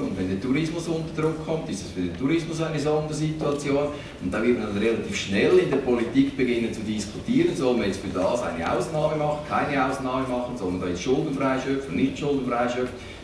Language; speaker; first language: German; native; German